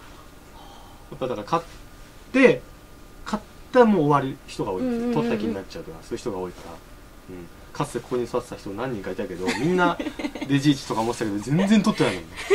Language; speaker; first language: Japanese; native; Japanese